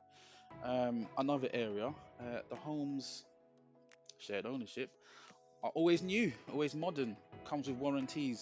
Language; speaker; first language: English; native; English